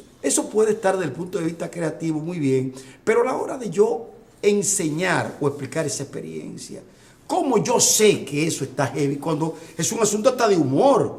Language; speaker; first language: Spanish; native; Spanish